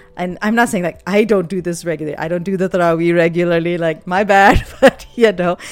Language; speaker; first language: English; non-native, local second language; Urdu